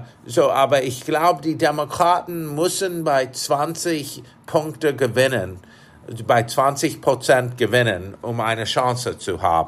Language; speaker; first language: German; non-native, fluent; English